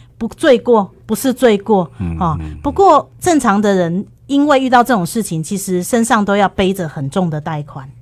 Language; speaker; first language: Chinese; native; Chinese